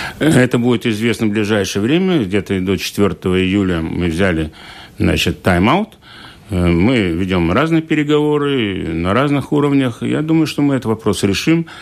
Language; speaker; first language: Russian; native; Russian